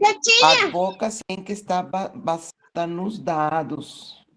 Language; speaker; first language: Portuguese; non-native, fluent; Spanish